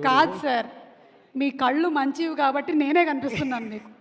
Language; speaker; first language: Telugu; native; Telugu